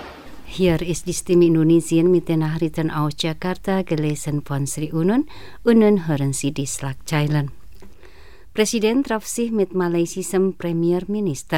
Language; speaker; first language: German; non-native, fluent; Indonesian